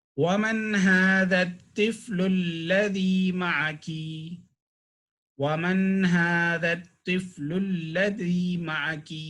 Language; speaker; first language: Arabic; non-native, fluent; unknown